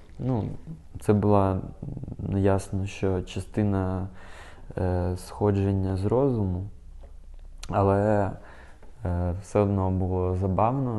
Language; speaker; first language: Ukrainian; non-native, local second language; Russian